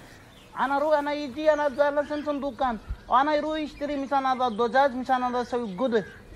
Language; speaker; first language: Arabic; non-native, learner; Bangla